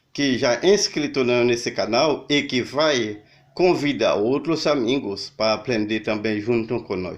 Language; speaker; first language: Portuguese; non-native, learner; Haitian Creole